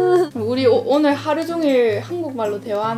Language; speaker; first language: Korean; early bilingual, heritage; English